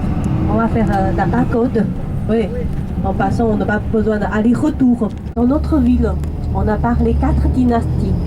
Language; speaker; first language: French; non-native, learner; Chinese